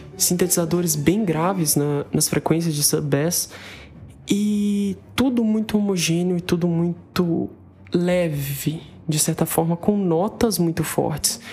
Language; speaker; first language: Portuguese; native; Portuguese